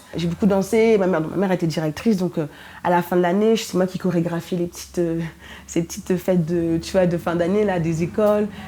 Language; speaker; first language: French; early bilingual, other home language; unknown